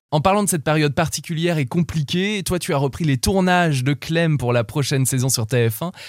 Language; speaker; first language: French; native; French